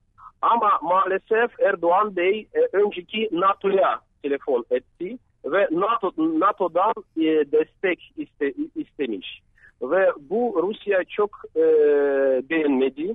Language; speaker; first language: Turkish; non-native, fluent; Russian